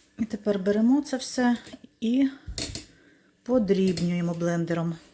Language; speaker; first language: Ukrainian; non-native, local second language; Russian